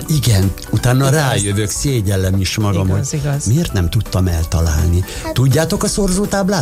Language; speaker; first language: Hungarian; native; Hungarian